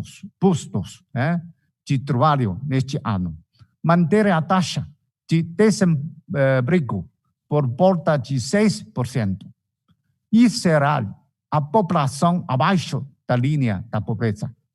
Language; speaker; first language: Portuguese; non-native, fluent; Chinese